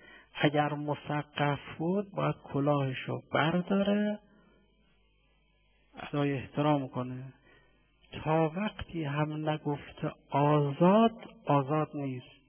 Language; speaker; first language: Persian; native; Persian